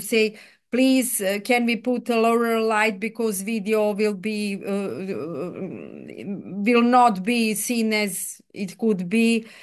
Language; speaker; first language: English; non-native, fluent; Serbian